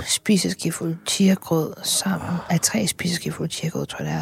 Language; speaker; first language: Danish; native; Danish